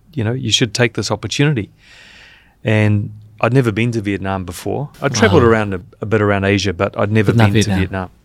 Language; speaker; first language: English; native; English